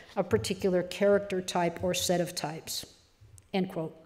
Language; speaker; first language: English; native; English